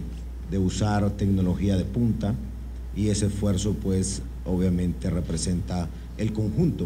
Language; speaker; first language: Spanish; native; Spanish